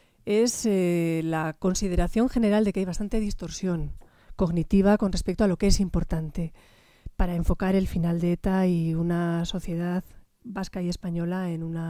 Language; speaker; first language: Spanish; native; Spanish